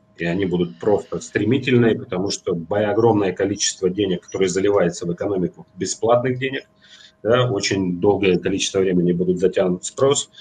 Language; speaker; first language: Russian; native; Russian